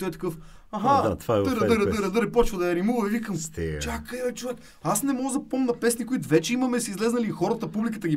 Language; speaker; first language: Bulgarian; native; Bulgarian